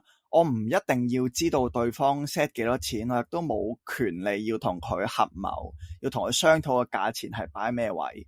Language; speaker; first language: Cantonese; native; Cantonese